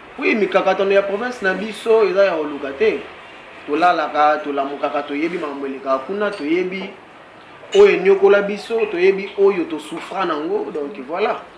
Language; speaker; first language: Lingala; non-native, local second language; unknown